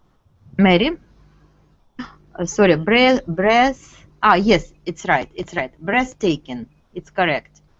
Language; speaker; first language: English; non-native, fluent; Russian